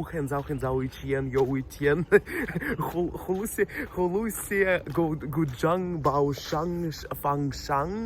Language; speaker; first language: Chinese; non-native, learner; Russian